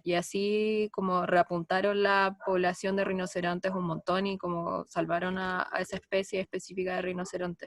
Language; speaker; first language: Spanish; native; Spanish